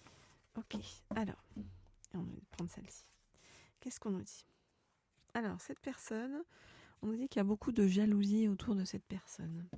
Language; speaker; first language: French; native; French